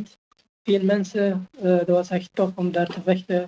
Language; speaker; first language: Dutch; non-native, fluent; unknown